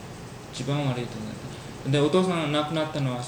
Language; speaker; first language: Japanese; early bilingual, heritage; Japanese